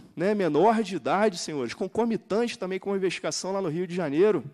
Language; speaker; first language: Portuguese; native; Portuguese